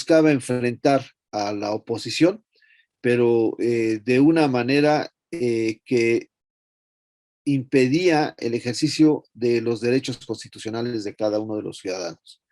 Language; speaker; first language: Spanish; native; Spanish